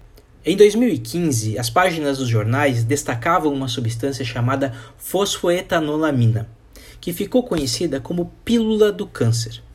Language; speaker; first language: Portuguese; native; Portuguese